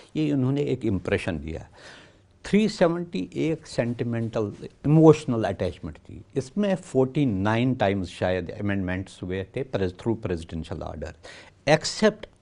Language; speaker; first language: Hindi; non-native, local second language; Kashmiri